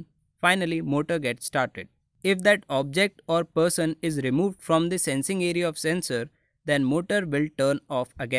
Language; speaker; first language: English; non-native, local second language; Hindi